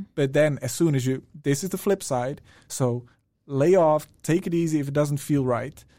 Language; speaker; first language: English; non-native, fluent; Dutch